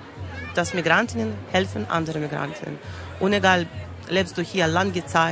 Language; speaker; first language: German; non-native, learner; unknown